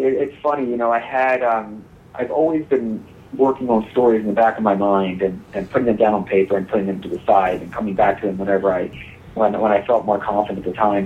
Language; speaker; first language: English; native; English